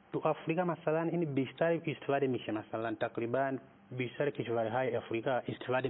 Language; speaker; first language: Persian; non-native, fluent; Nyanja